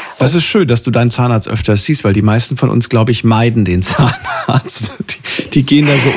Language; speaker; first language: German; native; German